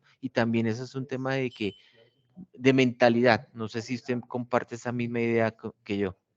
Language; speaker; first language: Spanish; native; Spanish